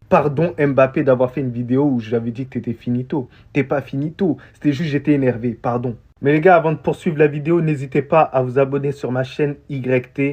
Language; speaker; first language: French; native; French